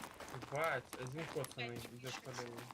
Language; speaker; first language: Russian; native; Russian